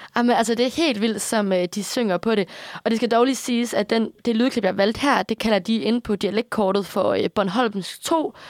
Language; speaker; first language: Danish; native; Danish